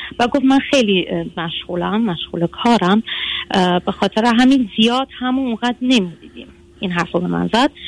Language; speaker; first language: Persian; early bilingual, heritage; Persian